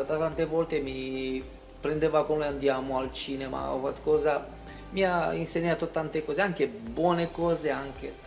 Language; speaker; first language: Italian; non-native, fluent; Romanian